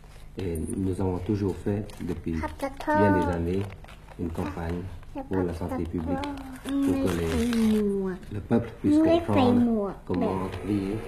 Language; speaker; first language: French; early bilingual, other home language; Thai